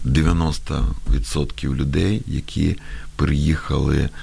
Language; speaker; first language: Ukrainian; non-native, local second language; Russian